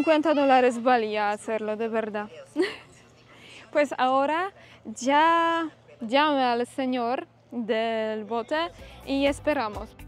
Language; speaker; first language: Spanish; non-native, fluent; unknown